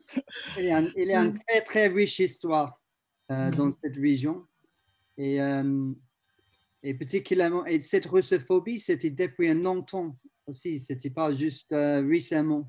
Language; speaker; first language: French; non-native, learner; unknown